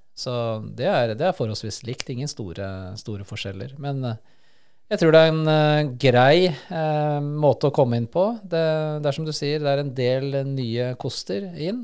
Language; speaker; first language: Norwegian; early bilingual, other home language; Spanish